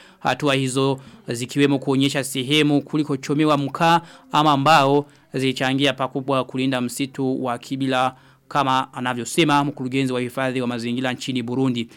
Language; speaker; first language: Swahili; non-native, local second language; Rundi